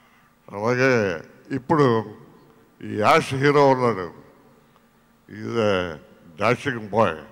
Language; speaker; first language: Telugu; native; Telugu